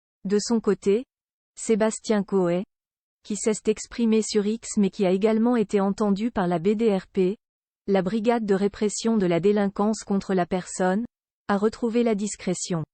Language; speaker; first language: French; native; French